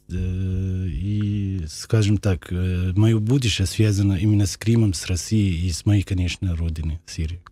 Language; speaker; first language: Russian; non-native, fluent; Arabic